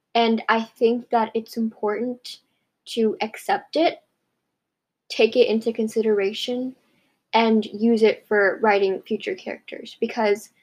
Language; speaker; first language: English; early bilingual, other home language; Hindi